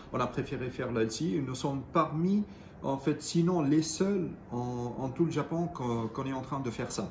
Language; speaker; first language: French; non-native, local second language; Arabic